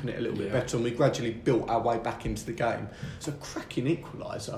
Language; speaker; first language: English; native; English